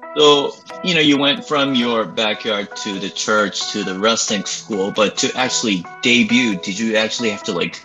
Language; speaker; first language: English; non-native, fluent; Japanese